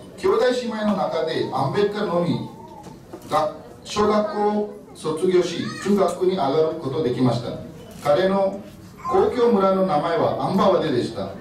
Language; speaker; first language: Japanese; non-native, fluent; Marathi